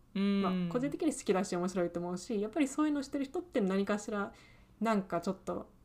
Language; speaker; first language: Japanese; early bilingual, heritage; Japanese